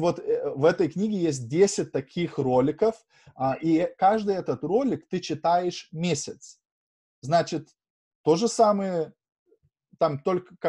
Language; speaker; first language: Russian; non-native, fluent; Lithuanian